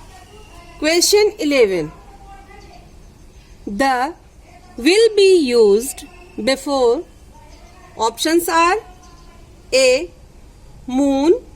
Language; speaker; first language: English; non-native, local second language; Hindi